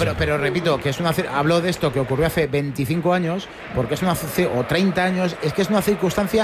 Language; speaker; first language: Spanish; native; Spanish